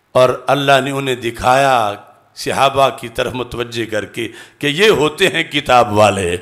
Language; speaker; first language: Urdu; non-native, local second language; Punjabi